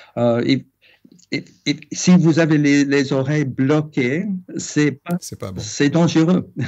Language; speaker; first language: French; non-native, fluent; English